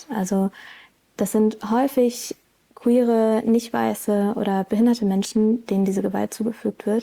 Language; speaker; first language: German; native; German